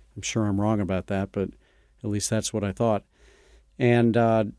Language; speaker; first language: English; native; English